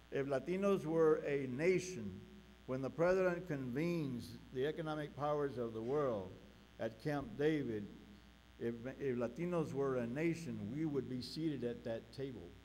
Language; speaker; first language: English; early bilingual, other home language; Spanish